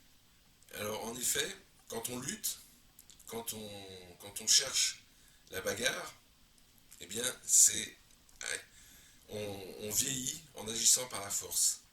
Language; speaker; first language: French; native; French